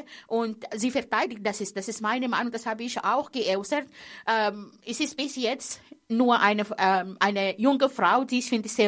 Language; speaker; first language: German; non-native, fluent; Arabic